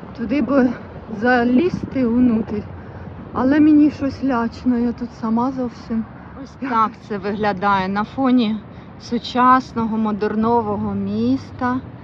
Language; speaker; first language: Ukrainian; non-native, local second language; Russian